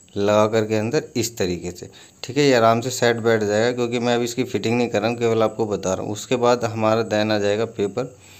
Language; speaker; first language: Hindi; native; Hindi